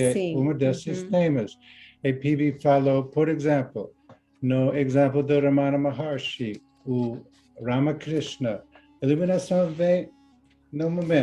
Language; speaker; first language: Portuguese; non-native, learner; English